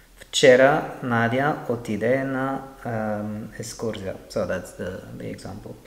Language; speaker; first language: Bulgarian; non-native, learner; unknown